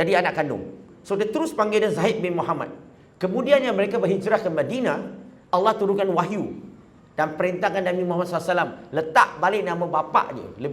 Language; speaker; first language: Malay; non-native, local second language; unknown